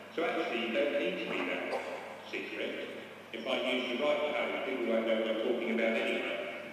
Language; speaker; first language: English; native; English